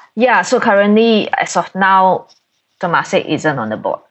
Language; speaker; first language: English; non-native, local second language; Cantonese